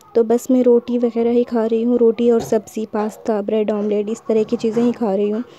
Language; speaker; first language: Hindi; non-native, local second language; Urdu